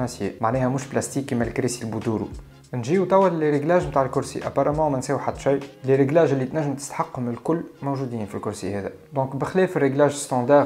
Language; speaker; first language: Arabic; native; Arabic